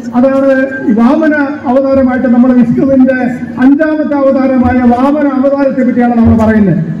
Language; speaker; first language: Malayalam; early bilingual, heritage; Malayalam